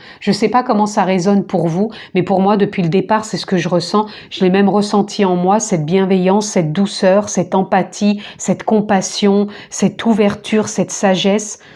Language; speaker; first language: French; native; French